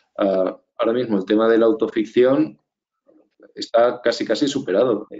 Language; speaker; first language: Spanish; native; Spanish